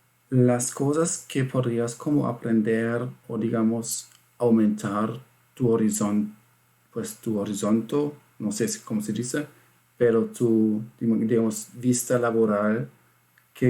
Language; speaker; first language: Spanish; non-native, fluent; German